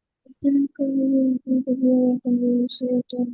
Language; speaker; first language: Arabic; non-native, learner; Bangla